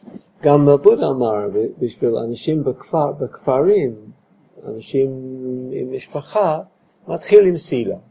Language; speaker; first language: Hebrew; non-native, fluent; English